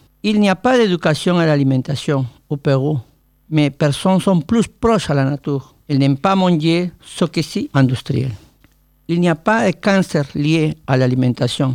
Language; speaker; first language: French; non-native, learner; Spanish